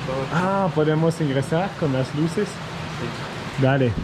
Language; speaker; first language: Spanish; non-native, learner; French